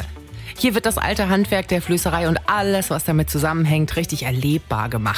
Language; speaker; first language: German; native; German